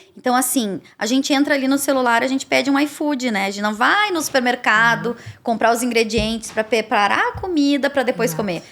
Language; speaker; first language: Portuguese; native; Portuguese